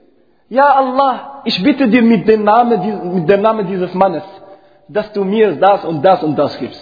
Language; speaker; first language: German; non-native, fluent; Arabic